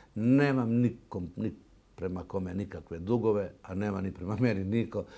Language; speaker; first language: Serbian; native; Serbian